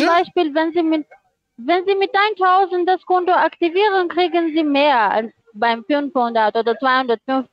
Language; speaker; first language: German; non-native, fluent; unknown